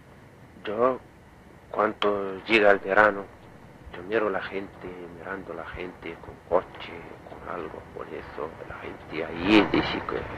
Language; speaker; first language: Spanish; non-native, learner; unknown